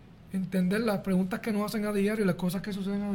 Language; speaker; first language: Spanish; native; Spanish